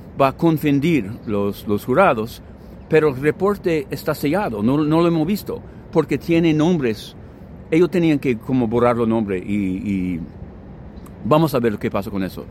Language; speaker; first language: Spanish; non-native, fluent; English